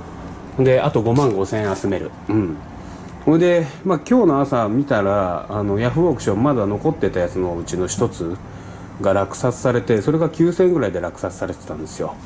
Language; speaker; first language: Japanese; native; Japanese